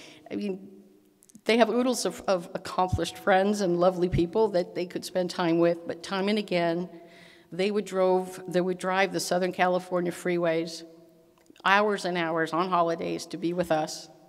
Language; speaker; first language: English; native; English